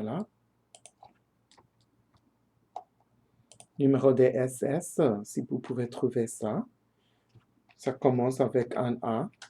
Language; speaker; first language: French; non-native, learner; English